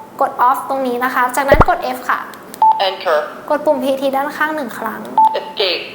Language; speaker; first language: Thai; native; Thai